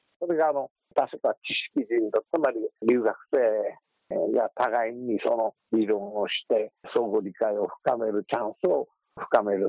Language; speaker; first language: Japanese; native; Japanese